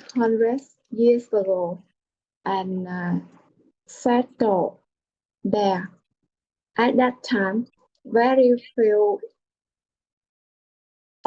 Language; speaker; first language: English; non-native, learner; Vietnamese